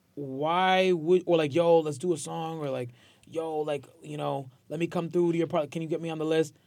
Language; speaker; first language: English; native; English